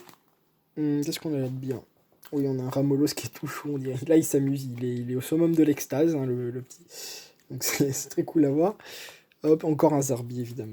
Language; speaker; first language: French; native; French